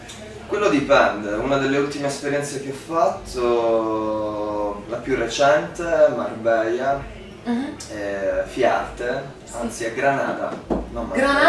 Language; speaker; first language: Italian; native; Italian